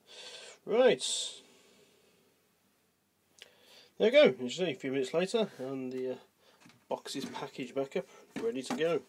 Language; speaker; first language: English; native; English